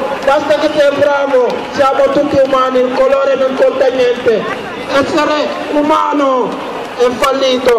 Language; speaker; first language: Italian; non-native, learner; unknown